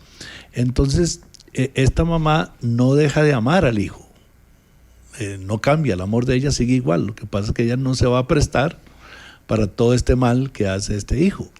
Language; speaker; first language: Spanish; native; Spanish